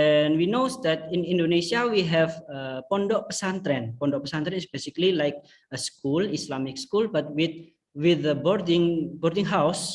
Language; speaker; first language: English; non-native, fluent; Indonesian